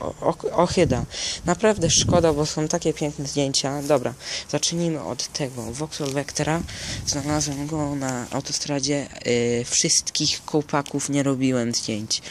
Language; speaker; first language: Polish; early bilingual, heritage; Polish